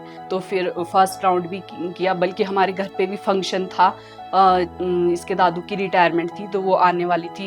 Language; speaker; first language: Hindi; native; Hindi